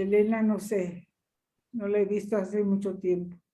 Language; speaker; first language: Spanish; early bilingual, other home language; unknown